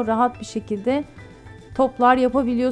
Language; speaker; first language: Turkish; native; Turkish